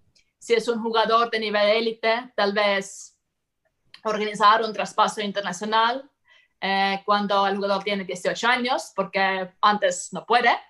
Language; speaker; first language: Spanish; non-native, fluent; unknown